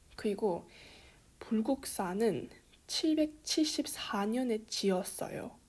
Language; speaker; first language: Korean; early bilingual, heritage; Korean